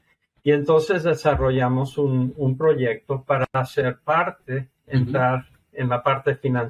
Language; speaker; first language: Spanish; non-native, fluent; English